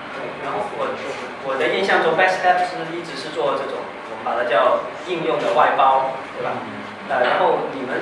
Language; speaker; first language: Chinese; native; Chinese